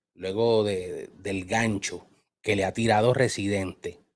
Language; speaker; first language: Spanish; native; Spanish